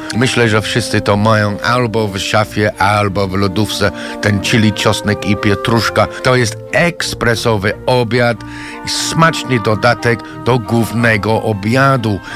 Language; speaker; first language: Polish; non-native, fluent; English